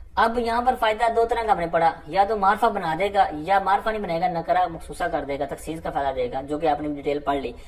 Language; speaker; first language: Urdu; non-native, local second language; Punjabi